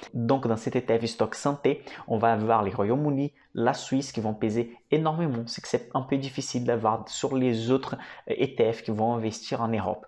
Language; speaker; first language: French; non-native, fluent; Portuguese